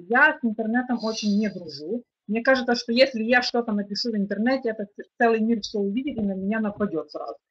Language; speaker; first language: Russian; non-native, local second language; Ukrainian